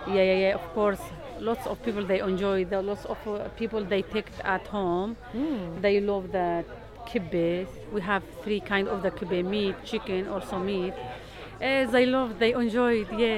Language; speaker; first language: English; non-native, learner; Arabic